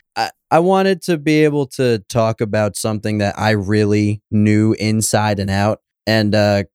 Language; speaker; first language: English; native; English